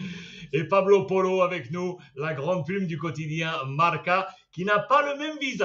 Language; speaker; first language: French; native; French